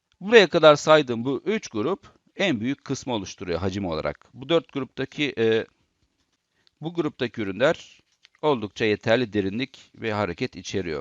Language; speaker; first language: Turkish; native; Turkish